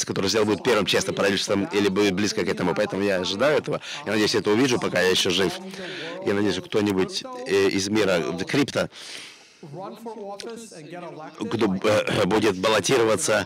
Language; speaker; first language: Russian; native; Russian